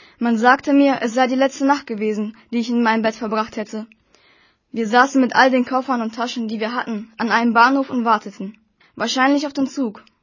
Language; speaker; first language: German; early bilingual, other home language; Russian